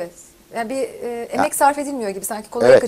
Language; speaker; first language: Turkish; native; Turkish